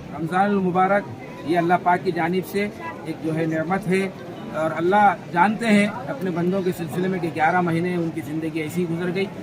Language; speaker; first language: Urdu; native; Urdu